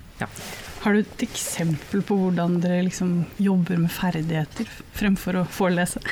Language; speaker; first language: Norwegian; native; Norwegian